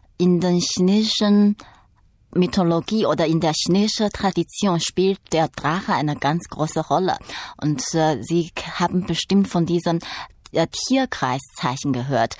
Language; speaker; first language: German; non-native, fluent; Chinese